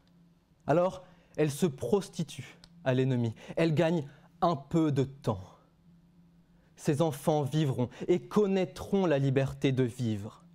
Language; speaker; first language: French; native; French